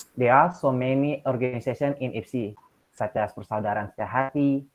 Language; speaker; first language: English; non-native, learner; Indonesian